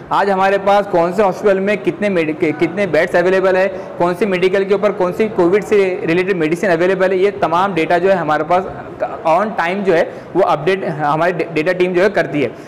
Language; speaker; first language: Hindi; native; Hindi